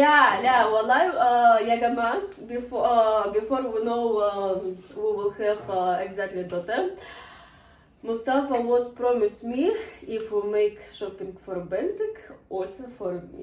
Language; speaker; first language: English; non-native, learner; Arabic